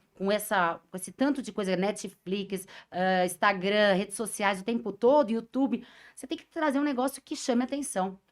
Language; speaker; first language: Portuguese; native; Portuguese